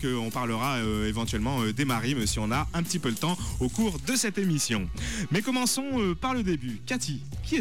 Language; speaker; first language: French; native; French